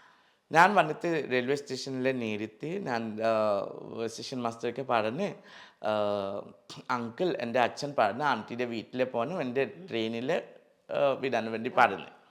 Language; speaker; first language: Malayalam; non-native, fluent; Assamese